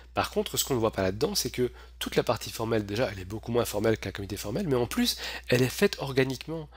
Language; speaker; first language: French; native; French